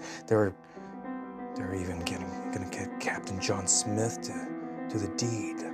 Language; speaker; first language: English; native; English